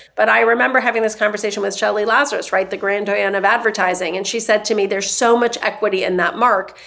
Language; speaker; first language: English; non-native, fluent; Persian